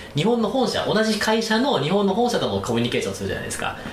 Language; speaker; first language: Japanese; non-native, fluent; Chinese